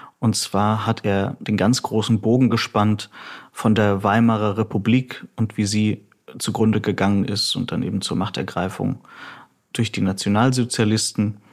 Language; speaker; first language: German; early bilingual, other home language; Russian